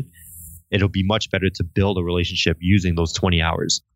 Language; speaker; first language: English; native; English